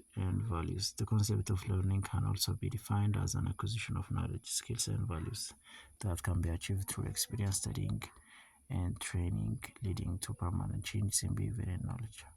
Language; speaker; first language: English; non-native, local second language; Amharic